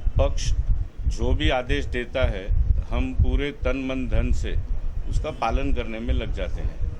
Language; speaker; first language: Hindi; non-native, local second language; Gujarati